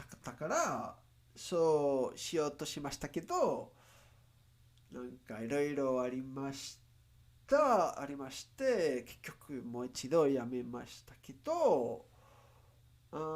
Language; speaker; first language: Japanese; non-native, learner; Spanish